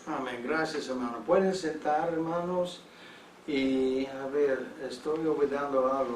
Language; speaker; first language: Spanish; non-native, fluent; English